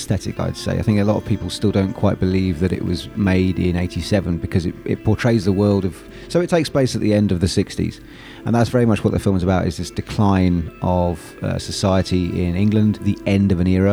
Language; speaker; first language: English; native; English